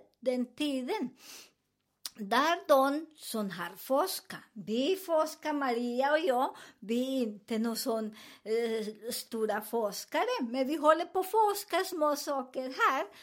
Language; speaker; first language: Swedish; non-native, learner; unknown